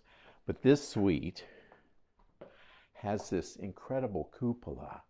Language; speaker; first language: English; native; English